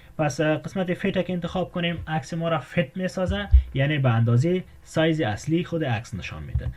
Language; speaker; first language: Persian; native; Persian